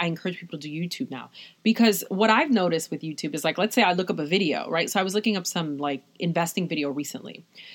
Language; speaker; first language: English; native; English